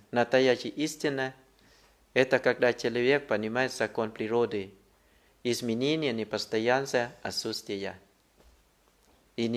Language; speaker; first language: Russian; non-native, learner; Thai